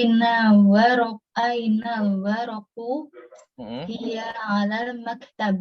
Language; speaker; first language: Arabic; non-native, learner; Indonesian